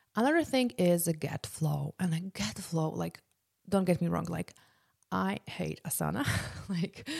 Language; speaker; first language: English; non-native, fluent; Polish